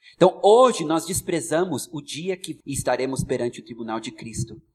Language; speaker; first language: Portuguese; non-native, fluent; English